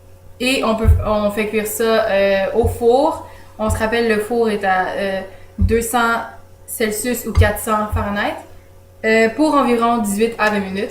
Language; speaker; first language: French; native; French